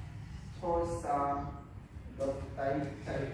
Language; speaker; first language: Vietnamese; non-native, learner; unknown